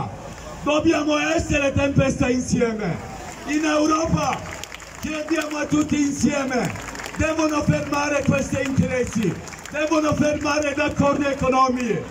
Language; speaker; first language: Italian; non-native, learner; Kurdish